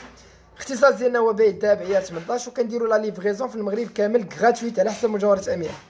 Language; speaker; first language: Arabic; native; Arabic